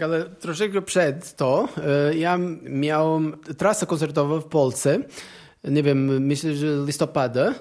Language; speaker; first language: Polish; non-native, learner; Portuguese